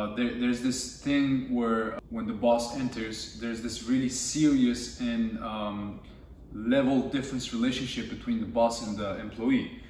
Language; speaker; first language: English; non-native, fluent; Turkish